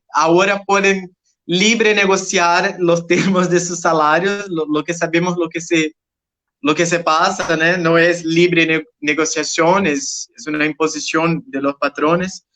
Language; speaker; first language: Spanish; non-native, learner; Portuguese